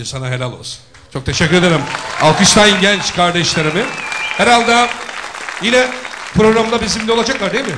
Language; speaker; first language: Turkish; native; Turkish